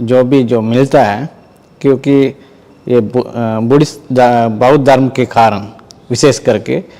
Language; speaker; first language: Hindi; non-native, fluent; Sinhala